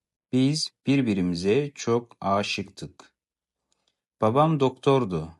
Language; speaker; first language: Turkish; non-native, fluent; Kazakh